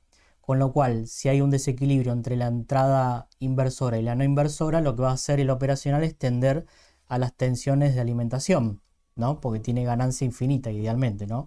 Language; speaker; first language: Spanish; native; Spanish